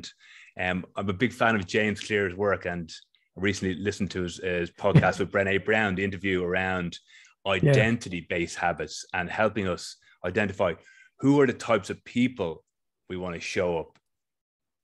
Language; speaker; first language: English; native; English